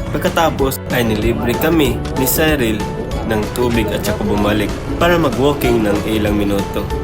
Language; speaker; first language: Filipino; non-native, local second language; Cebuano